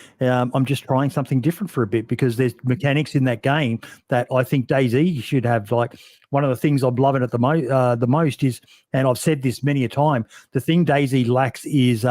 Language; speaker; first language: English; native; English